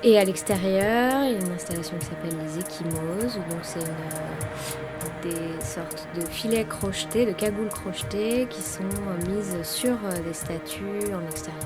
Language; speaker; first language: French; native; French